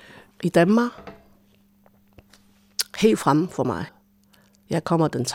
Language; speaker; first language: Danish; non-native, fluent; Chinese